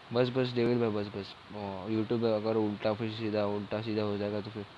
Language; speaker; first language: Hindi; non-native, local second language; Marathi